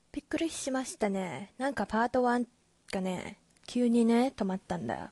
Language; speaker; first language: Japanese; non-native, learner; Chinese